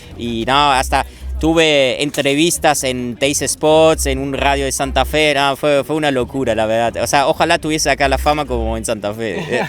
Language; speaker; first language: Spanish; early bilingual, heritage; Spanish